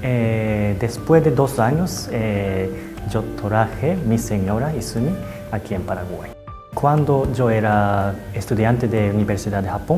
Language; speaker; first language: Spanish; non-native, learner; Japanese